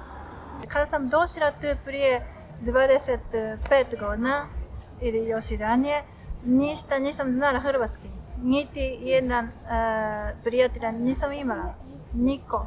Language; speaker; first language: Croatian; non-native, learner; Japanese